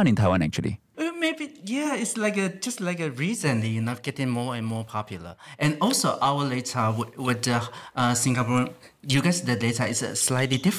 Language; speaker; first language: English; non-native, fluent; Chinese